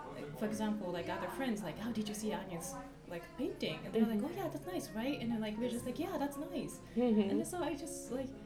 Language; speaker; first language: English; non-native, fluent; Japanese